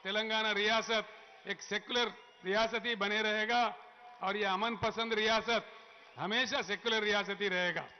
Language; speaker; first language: Hindi; non-native, local second language; Telugu